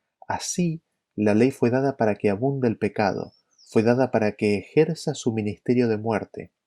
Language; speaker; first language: Spanish; native; Spanish